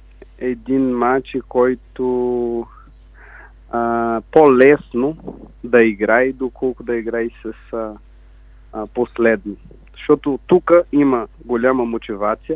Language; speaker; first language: Bulgarian; non-native, learner; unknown